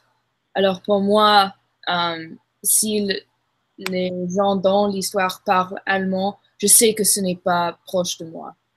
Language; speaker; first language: French; non-native, learner; English